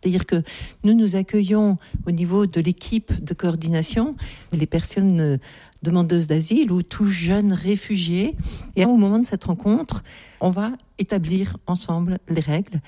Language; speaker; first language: French; native; French